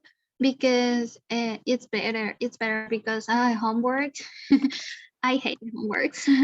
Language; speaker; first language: English; non-native, learner; Spanish